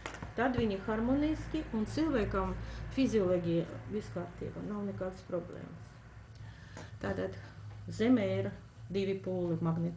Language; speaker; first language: Latvian; non-native, local second language; Russian